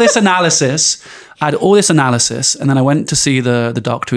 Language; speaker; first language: English; native; English